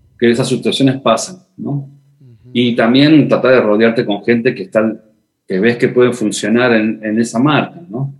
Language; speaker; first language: Spanish; native; Spanish